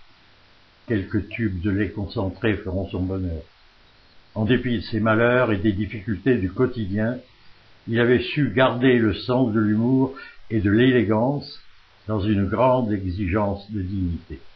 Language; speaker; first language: French; native; French